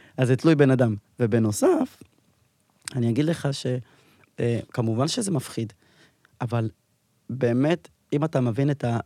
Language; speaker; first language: Hebrew; native; Hebrew